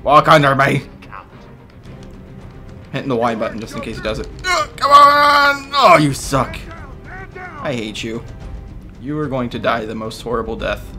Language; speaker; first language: English; native; English